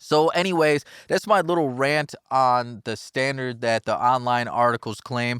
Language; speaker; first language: English; native; English